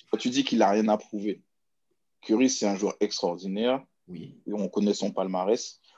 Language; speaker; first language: French; native; French